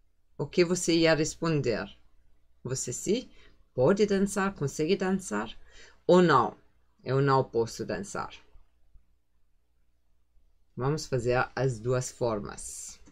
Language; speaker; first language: Portuguese; non-native, fluent; German